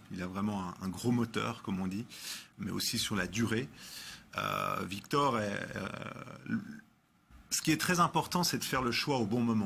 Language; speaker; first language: French; native; French